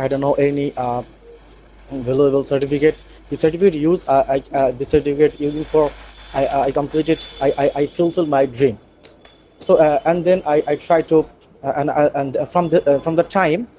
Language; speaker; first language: English; non-native, learner; Bangla